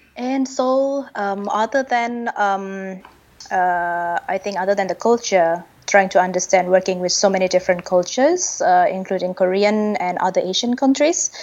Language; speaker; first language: English; non-native, fluent; Indonesian